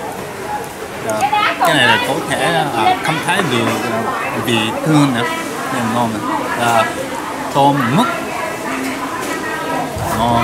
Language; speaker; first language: Vietnamese; non-native, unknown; Japanese